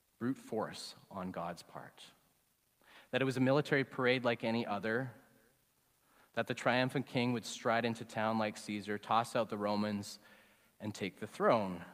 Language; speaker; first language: English; native; English